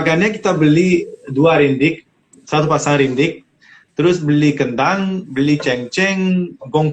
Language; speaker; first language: Indonesian; non-native, fluent; Romanian